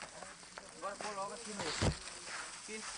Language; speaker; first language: Portuguese; non-native, local second language; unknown